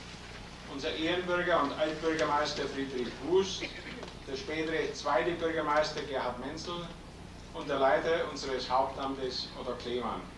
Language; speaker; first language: German; native; German